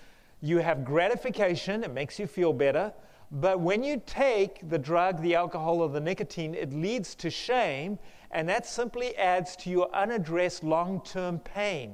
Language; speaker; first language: English; native; English